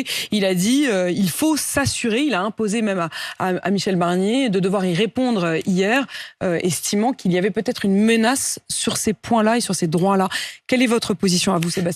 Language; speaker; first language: French; native; French